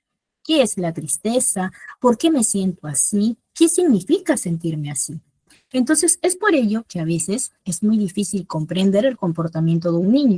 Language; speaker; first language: Spanish; native; Spanish